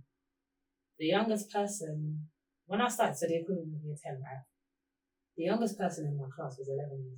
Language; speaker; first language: English; native; English